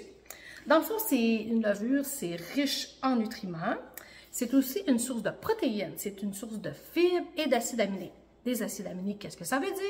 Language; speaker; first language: French; native; French